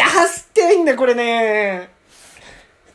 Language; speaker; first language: Japanese; native; Japanese